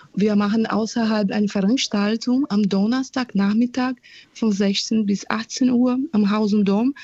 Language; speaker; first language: German; non-native, fluent; Portuguese